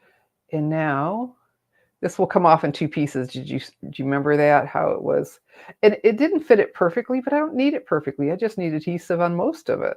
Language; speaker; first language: English; native; English